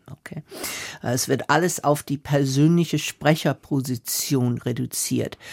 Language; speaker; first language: German; non-native, fluent; English